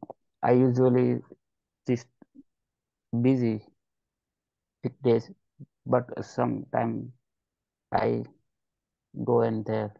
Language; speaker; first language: English; non-native, learner; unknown